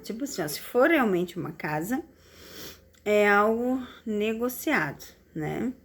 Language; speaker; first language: Portuguese; native; Portuguese